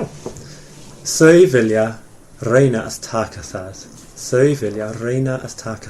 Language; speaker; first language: Icelandic; non-native, fluent; English